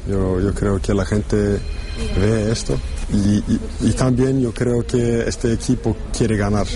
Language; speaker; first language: Spanish; non-native, learner; English